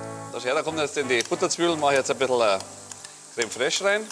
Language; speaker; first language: German; native; German